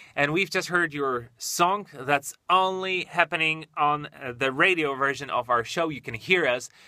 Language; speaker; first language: English; non-native, fluent; Polish